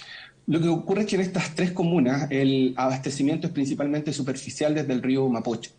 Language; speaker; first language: Spanish; native; Spanish